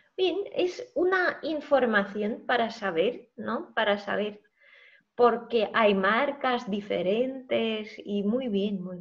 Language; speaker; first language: Spanish; non-native, fluent; Russian